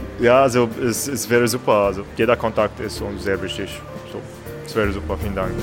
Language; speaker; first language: German; non-native, learner; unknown